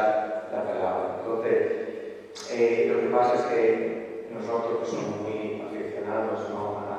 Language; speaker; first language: Spanish; non-native, fluent; Italian